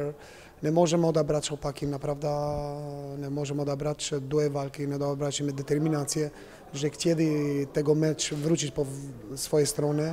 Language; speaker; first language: Polish; non-native, fluent; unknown